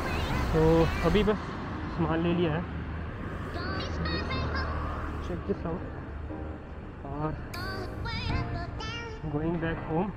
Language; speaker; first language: Hindi; native; Hindi